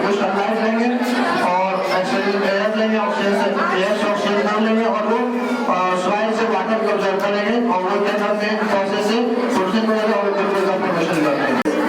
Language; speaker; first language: Hindi; native; Hindi